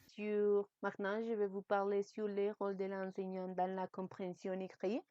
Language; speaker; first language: French; non-native, learner; Spanish